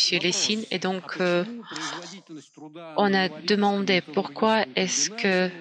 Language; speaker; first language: French; non-native, fluent; Russian